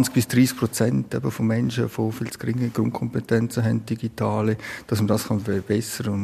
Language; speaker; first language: German; native; German